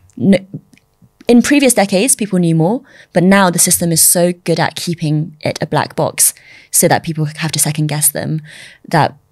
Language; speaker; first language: English; early bilingual, other home language; Chinese